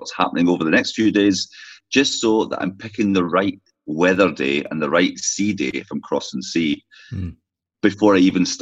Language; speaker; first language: English; native; English